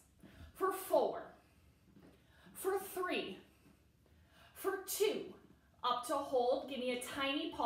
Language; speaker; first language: English; native; English